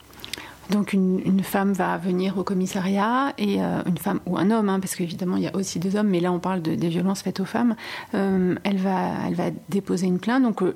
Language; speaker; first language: French; native; French